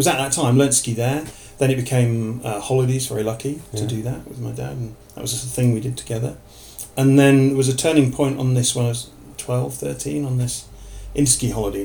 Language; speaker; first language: English; native; English